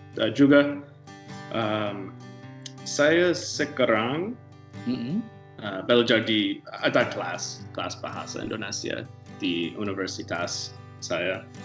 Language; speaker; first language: Indonesian; non-native, learner; English